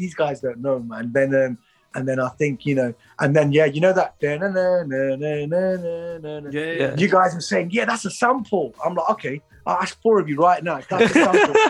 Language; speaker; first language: English; native; English